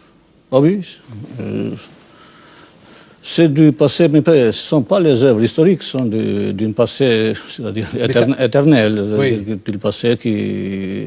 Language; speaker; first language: French; non-native, fluent; Albanian